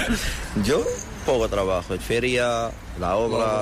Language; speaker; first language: Spanish; non-native, learner; Arabic